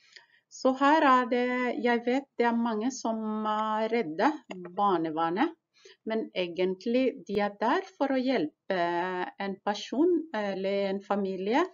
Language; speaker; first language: Norwegian; non-native, fluent; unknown